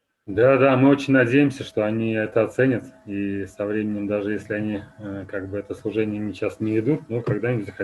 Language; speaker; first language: Russian; native; Russian